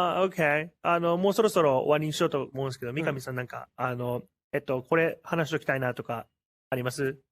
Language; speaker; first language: Japanese; native; Japanese